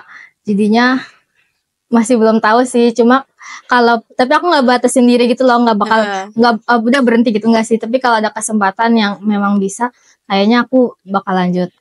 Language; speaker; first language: Indonesian; native; Indonesian